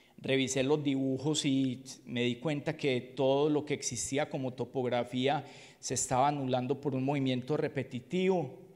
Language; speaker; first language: Spanish; native; Spanish